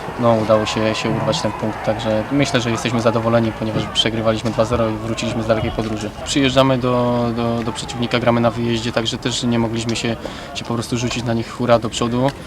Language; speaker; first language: Polish; native; Polish